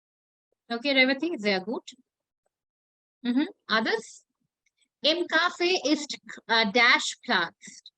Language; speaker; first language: German; non-native, learner; Hindi